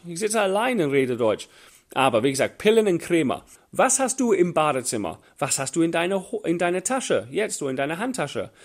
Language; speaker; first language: German; non-native, fluent; English